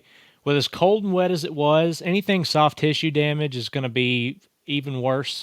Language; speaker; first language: English; native; English